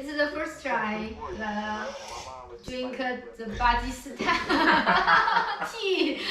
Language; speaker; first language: English; non-native, learner; Chinese